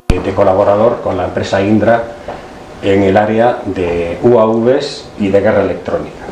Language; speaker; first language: Spanish; native; Spanish